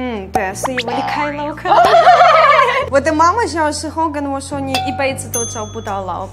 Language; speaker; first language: Chinese; non-native, learner; Ukrainian